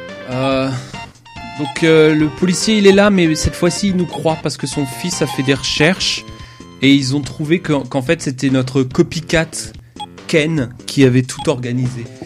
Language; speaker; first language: French; native; French